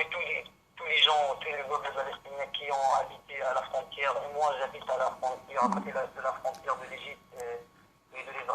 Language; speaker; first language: French; non-native, fluent; Arabic